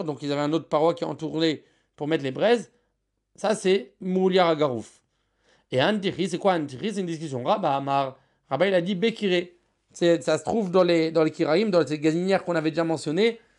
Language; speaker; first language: French; native; French